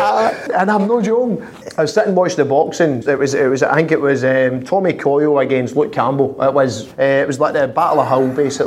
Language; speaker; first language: English; native; English